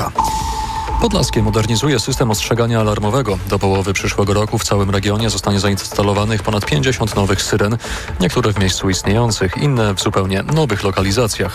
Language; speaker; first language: Polish; native; Polish